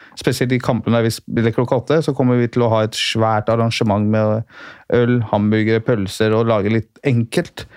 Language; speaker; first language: Norwegian; early bilingual, other home language; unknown